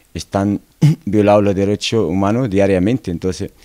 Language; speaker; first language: Spanish; non-native, local second language; Arabic